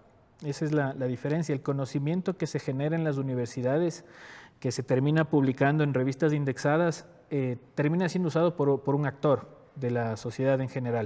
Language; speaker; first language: Spanish; native; Spanish